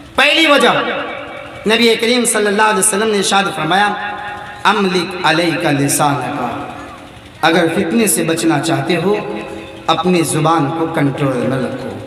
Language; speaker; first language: Urdu; native; Urdu